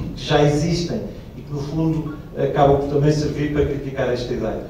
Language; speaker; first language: Portuguese; native; Portuguese